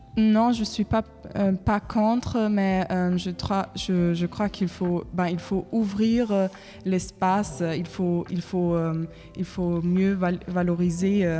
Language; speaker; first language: French; non-native, fluent; German